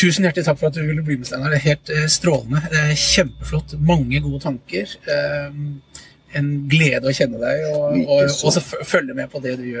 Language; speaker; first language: Norwegian; native; Norwegian